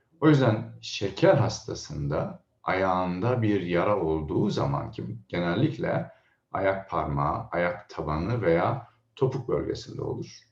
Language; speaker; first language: Turkish; native; Turkish